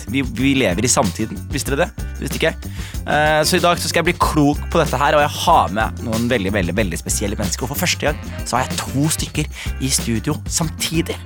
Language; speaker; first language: Norwegian; early bilingual, other home language; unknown